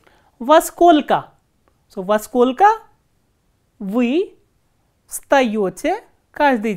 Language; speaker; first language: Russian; non-native, fluent; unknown